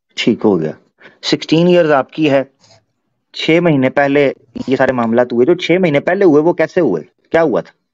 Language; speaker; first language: Urdu; non-native, local second language; Punjabi